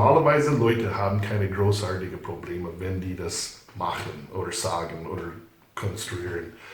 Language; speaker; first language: German; non-native, fluent; English